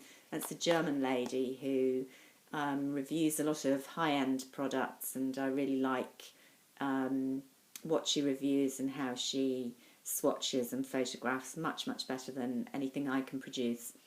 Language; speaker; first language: English; native; English